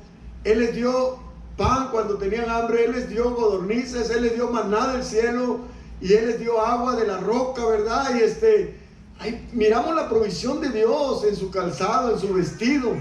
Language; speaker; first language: Spanish; native; Spanish